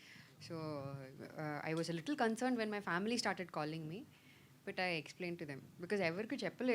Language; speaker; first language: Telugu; non-native, fluent; Tamil